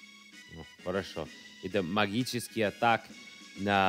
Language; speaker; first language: Russian; non-native, learner; English